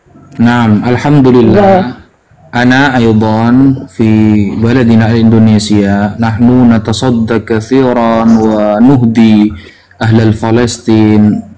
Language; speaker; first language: Arabic; non-native, learner; Indonesian